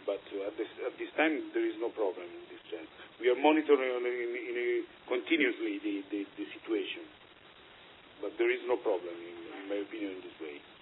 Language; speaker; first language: English; non-native, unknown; Italian